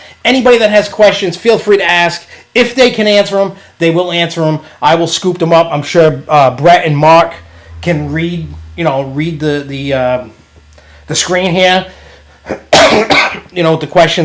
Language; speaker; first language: English; native; English